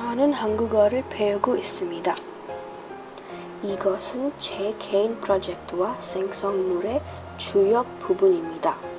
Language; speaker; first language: Korean; non-native, learner; English